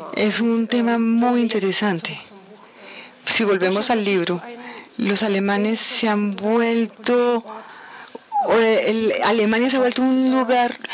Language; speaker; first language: Spanish; non-native, fluent; Ukrainian